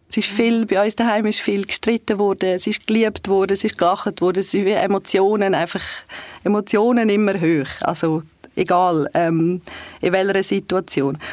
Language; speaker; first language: German; early bilingual, other home language; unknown